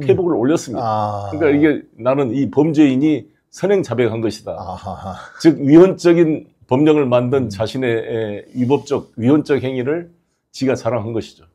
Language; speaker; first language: Korean; native; Korean